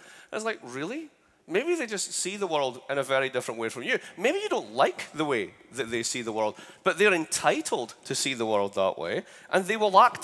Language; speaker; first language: English; native; English